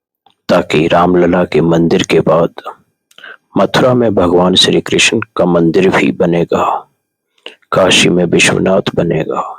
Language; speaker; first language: Hindi; native; Hindi